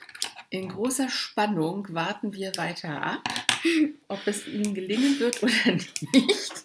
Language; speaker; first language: German; native; German